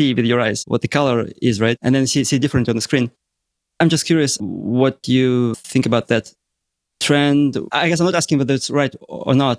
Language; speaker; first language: English; non-native, fluent; Russian